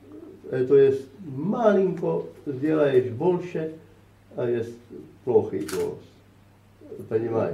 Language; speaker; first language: Russian; non-native, learner; Czech